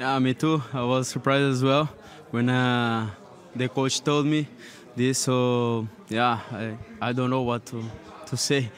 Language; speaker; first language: English; non-native, learner; Portuguese